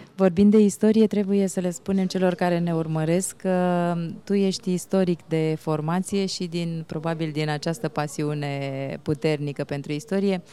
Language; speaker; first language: Romanian; native; Romanian